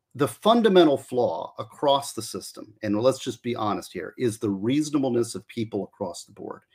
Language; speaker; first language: English; native; English